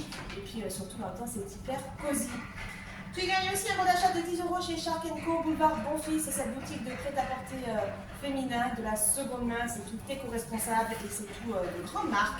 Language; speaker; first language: French; native; French